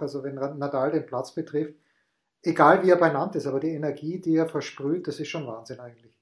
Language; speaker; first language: German; native; German